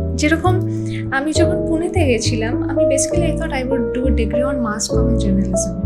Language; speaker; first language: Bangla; early bilingual, heritage; Bangla